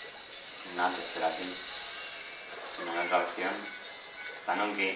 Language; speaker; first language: Spanish; native; Spanish